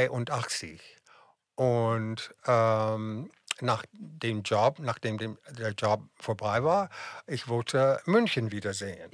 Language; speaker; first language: German; non-native, fluent; English